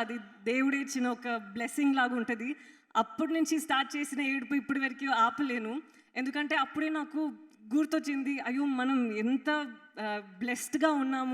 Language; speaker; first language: Telugu; non-native, fluent; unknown